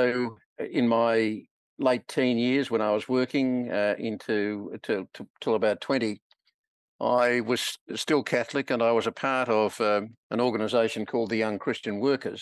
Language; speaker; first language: English; native; English